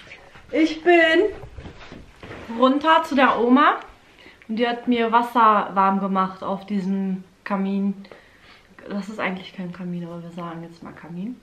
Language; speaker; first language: German; early bilingual, other home language; Turkish